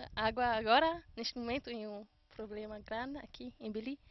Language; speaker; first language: Portuguese; non-native, fluent; German